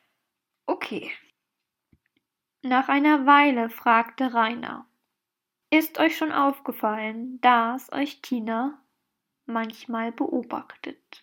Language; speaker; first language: German; native; German